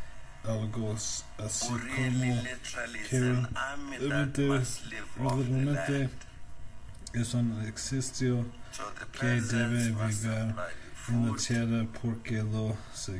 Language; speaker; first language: Spanish; non-native, learner; English